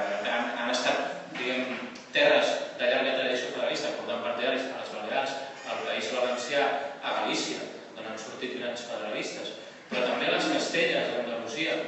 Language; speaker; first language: Catalan; native; Catalan